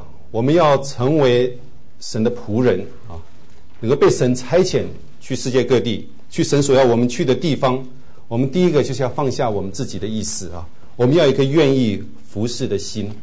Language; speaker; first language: Chinese; native; Chinese